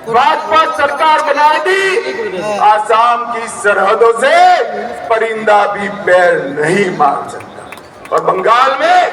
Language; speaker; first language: Hindi; non-native, local second language; Gujarati